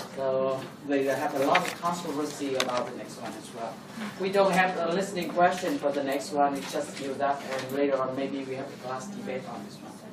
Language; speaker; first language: English; non-native, fluent; Vietnamese